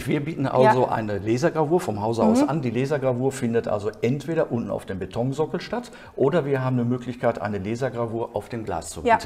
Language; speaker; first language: German; native; German